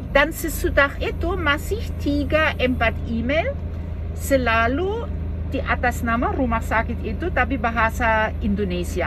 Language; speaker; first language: Indonesian; non-native, fluent; German